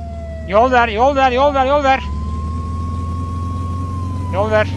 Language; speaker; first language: Turkish; native; Turkish